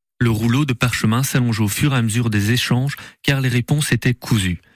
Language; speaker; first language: French; native; French